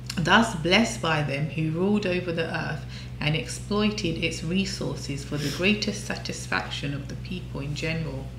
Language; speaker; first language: English; native; English